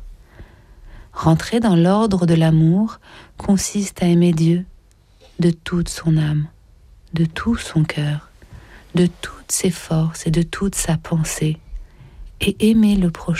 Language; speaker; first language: French; native; French